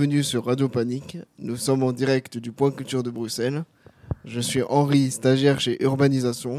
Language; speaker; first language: French; native; French